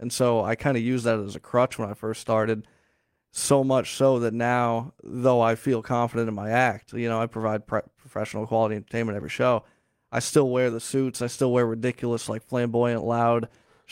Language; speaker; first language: English; native; English